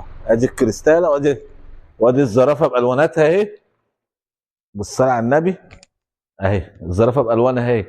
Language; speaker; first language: Arabic; native; Arabic